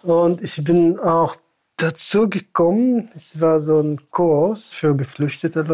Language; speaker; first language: German; non-native, fluent; Tamasheq